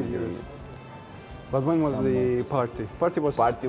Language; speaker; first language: English; non-native, fluent; Finnish